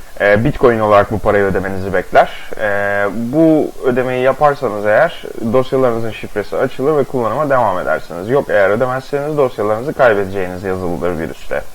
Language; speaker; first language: Turkish; native; Turkish